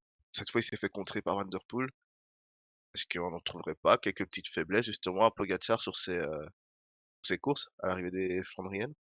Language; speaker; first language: French; native; French